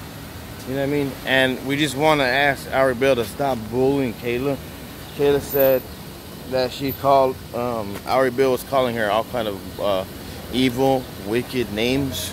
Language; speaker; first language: English; native; English